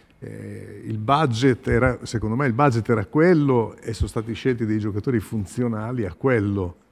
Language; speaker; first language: Italian; native; Italian